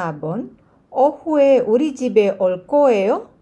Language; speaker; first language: Korean; non-native, fluent; Indonesian